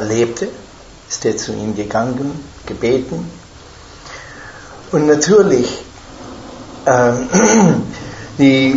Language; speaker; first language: German; non-native, fluent; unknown